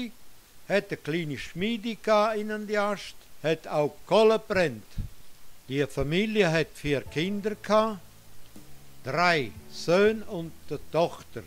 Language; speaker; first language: German; non-native, local second language; Romansh